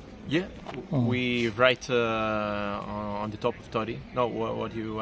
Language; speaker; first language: English; non-native, learner; Italian